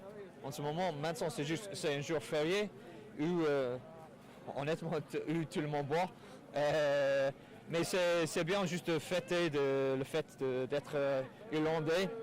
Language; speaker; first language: French; non-native, fluent; English